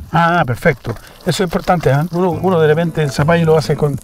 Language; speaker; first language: Spanish; native; Spanish